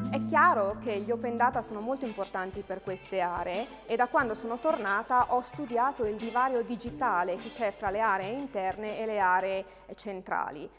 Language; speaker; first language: Italian; native; Italian